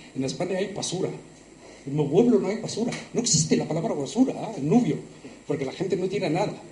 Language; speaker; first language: Spanish; non-native, fluent; Arabic